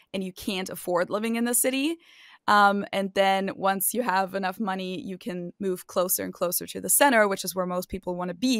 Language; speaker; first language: English; non-native, fluent; German